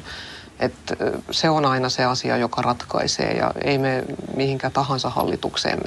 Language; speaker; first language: Finnish; non-native, local second language; Swedish